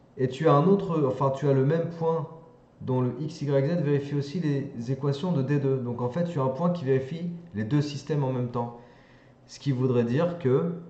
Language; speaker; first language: French; native; French